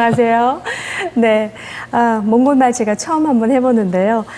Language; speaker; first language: Korean; native; Korean